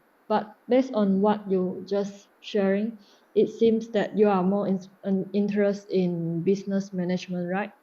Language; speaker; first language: English; non-native, learner; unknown